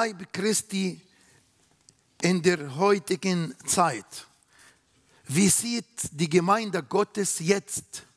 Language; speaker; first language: German; non-native, learner; Arabic